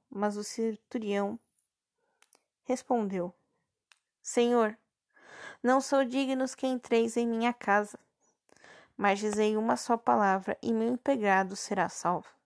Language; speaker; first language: Portuguese; native; Portuguese